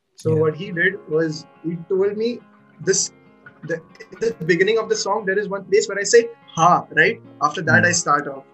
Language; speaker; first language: English; non-native, local second language; Hindi